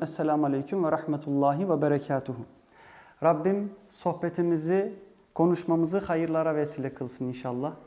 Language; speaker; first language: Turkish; early bilingual, heritage; Turkish